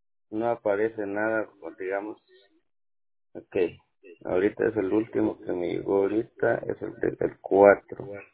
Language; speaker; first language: Spanish; native; Spanish